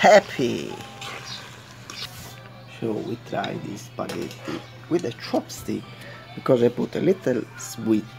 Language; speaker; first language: English; non-native, learner; Italian